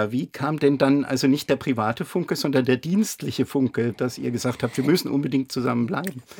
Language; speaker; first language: German; native; German